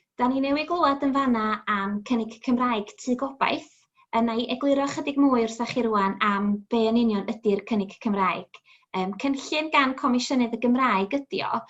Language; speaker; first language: Welsh; native; Welsh